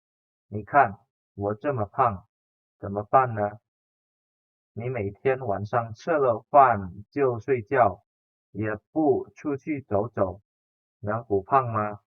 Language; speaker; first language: Chinese; non-native, fluent; Indonesian